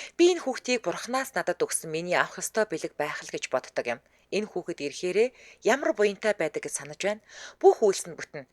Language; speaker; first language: Mongolian; native; Mongolian